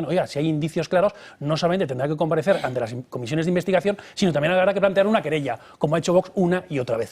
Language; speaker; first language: Spanish; native; Spanish